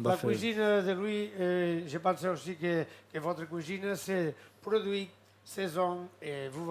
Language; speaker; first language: French; non-native, fluent; Catalan